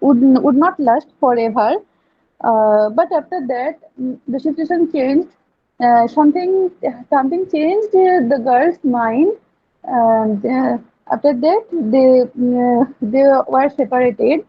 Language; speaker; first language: English; non-native, learner; Bangla